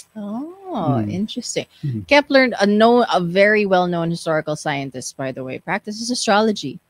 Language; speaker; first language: English; non-native, local second language; Filipino